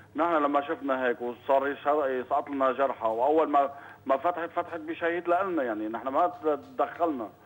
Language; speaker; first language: Arabic; native; Arabic